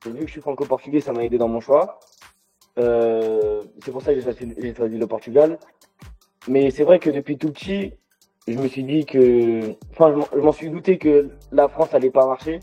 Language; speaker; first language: French; native; French